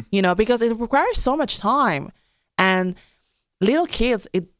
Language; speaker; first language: English; non-native, local second language; French